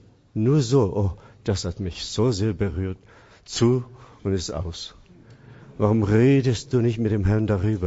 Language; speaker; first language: German; non-native, fluent; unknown